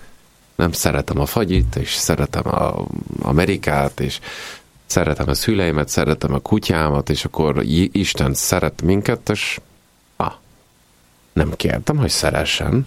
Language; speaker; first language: Hungarian; non-native, fluent; Italian